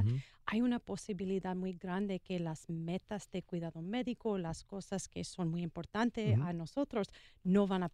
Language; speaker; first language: Spanish; non-native, learner; English